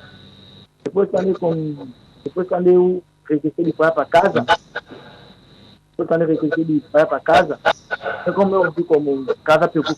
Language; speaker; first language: Portuguese; non-native, local second language; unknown